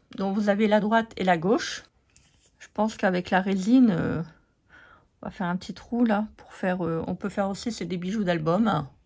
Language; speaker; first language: French; native; French